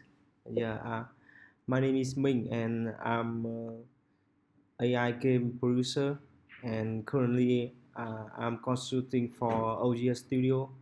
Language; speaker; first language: English; non-native, local second language; Vietnamese